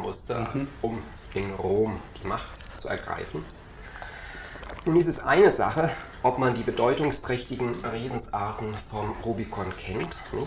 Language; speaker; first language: German; native; German